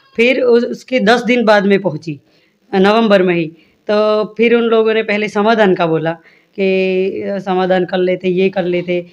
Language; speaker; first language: Hindi; non-native, local second language; Gujarati